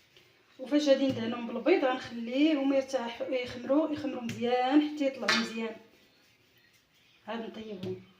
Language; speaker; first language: Arabic; native; Arabic